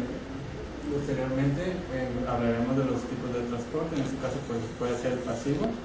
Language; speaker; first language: Spanish; native; Spanish